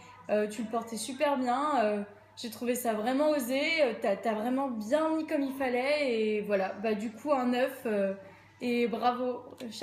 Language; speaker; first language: French; native; French